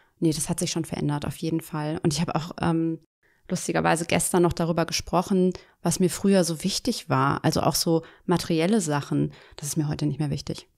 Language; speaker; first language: German; native; German